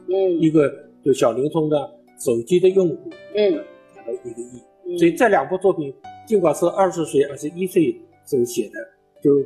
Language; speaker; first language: Chinese; native; Chinese